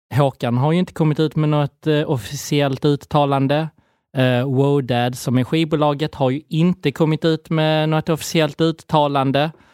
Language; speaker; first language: Swedish; native; Swedish